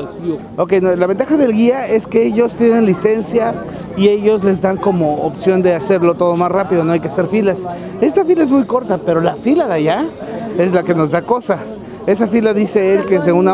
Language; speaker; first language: Spanish; native; Spanish